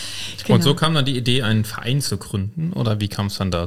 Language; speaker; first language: German; native; German